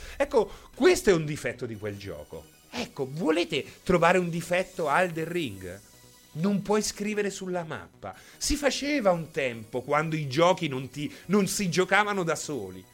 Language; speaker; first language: Italian; native; Italian